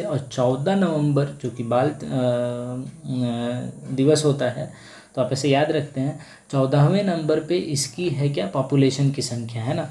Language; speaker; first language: Hindi; native; Hindi